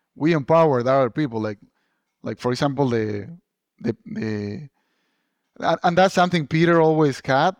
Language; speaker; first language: English; non-native, fluent; Spanish